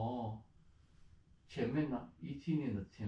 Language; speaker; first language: Chinese; non-native, learner; Japanese